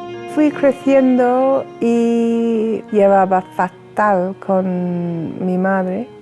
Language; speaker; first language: Spanish; non-native, fluent; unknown